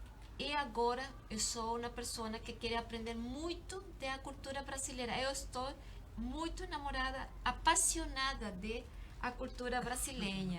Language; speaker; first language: Portuguese; non-native, learner; Spanish